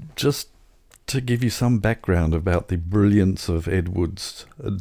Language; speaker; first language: English; native; English